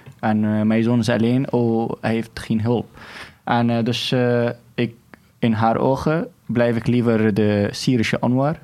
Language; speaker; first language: Dutch; non-native, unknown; Arabic